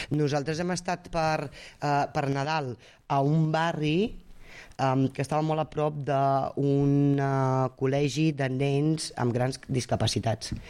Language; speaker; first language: Catalan; non-native, fluent; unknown